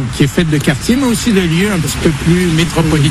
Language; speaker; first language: French; native; French